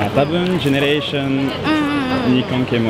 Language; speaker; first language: Japanese; non-native, learner; French